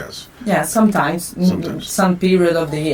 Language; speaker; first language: English; non-native, fluent; Italian